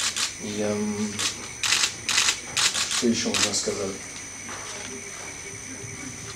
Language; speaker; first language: Russian; non-native, fluent; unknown